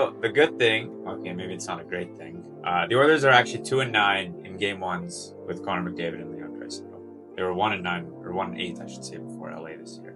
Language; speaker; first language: English; native; English